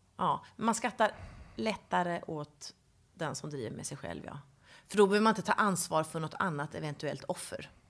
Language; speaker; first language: Swedish; native; Swedish